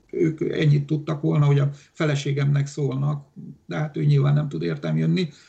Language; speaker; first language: Hungarian; non-native, local second language; Romanian